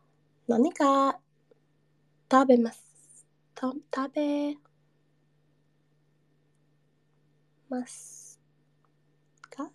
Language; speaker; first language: Japanese; non-native, learner; English